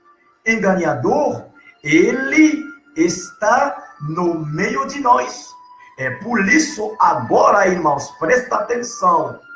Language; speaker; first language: Portuguese; non-native, learner; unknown